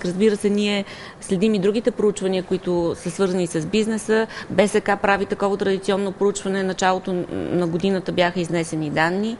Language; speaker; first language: Bulgarian; native; Bulgarian